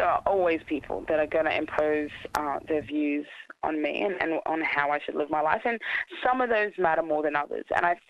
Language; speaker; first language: English; native; English